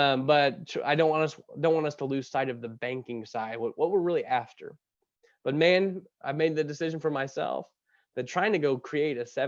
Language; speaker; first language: English; native; English